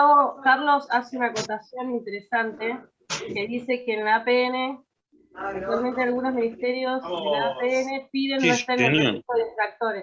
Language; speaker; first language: Spanish; native; Spanish